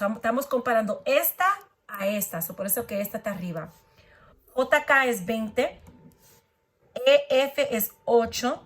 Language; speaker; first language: Spanish; early bilingual, heritage; Spanish